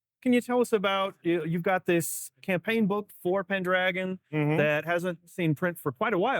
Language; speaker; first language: English; native; English